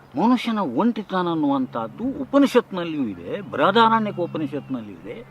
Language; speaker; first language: Kannada; native; Kannada